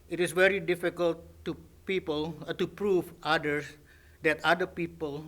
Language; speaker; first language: English; non-native, fluent; Indonesian